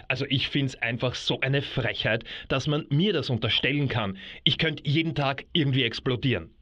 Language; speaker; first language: German; native; German